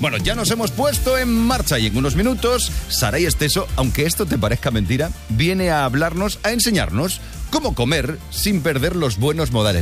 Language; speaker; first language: Spanish; native; Spanish